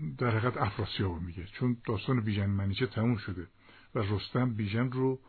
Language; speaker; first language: Persian; native; Persian